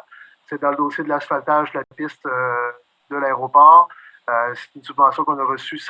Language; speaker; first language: French; native; French